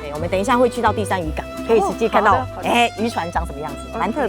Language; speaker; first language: Chinese; native; Chinese